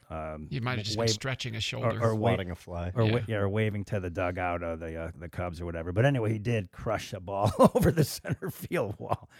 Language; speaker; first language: English; native; English